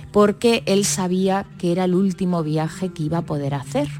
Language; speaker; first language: Spanish; native; Spanish